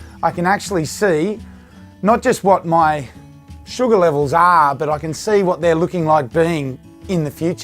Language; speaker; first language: English; native; English